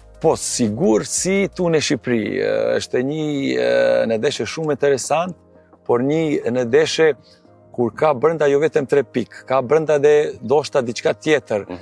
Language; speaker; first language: Albanian; non-native, learner; Serbian